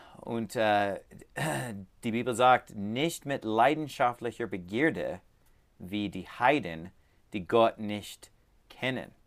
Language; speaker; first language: German; non-native, learner; English